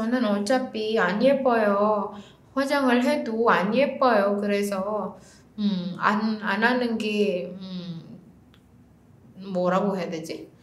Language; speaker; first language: Korean; non-native, fluent; Indonesian